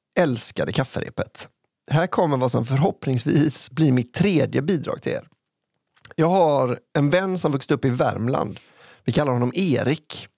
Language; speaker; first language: Swedish; native; Swedish